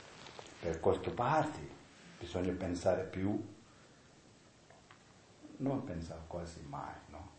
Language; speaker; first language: Italian; non-native, learner; Tibetan